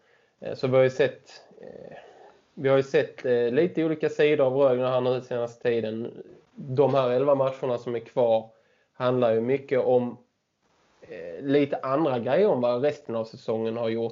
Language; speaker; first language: Swedish; native; Swedish